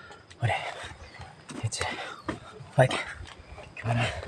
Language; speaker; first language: English; non-native, local second language; Filipino